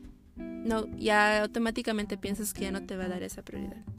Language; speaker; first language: Spanish; early bilingual, heritage; Spanish